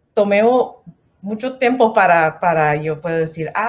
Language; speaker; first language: Spanish; non-native, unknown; English